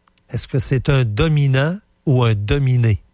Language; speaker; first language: French; native; French